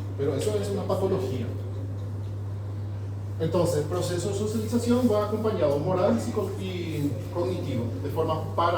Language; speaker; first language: Spanish; non-native, fluent; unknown